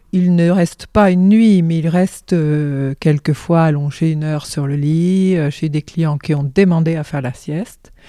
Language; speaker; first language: French; non-native, fluent; Swedish